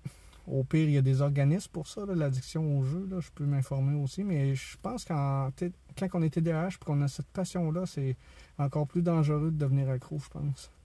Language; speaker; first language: French; native; French